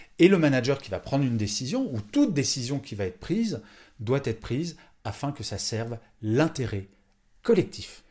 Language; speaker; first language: French; native; French